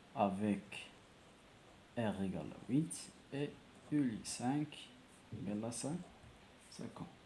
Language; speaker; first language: French; non-native, local second language; Arabic